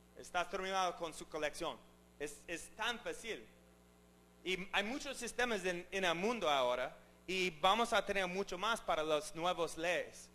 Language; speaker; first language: Spanish; non-native, learner; English